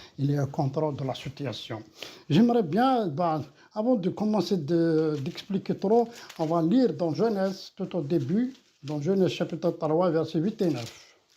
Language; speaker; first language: French; non-native, local second language; Kabyle